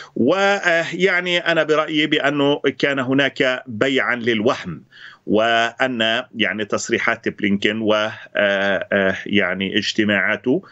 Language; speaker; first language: Arabic; native; Arabic